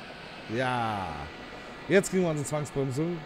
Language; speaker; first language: German; native; German